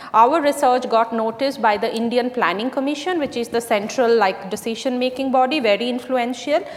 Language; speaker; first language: English; non-native, local second language; Bangla